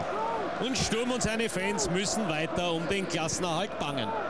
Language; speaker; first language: German; native; German